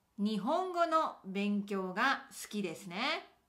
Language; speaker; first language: Japanese; native; Japanese